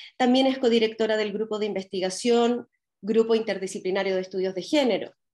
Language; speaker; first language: Spanish; native; Spanish